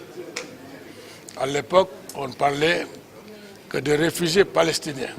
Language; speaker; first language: French; non-native, local second language; Wolof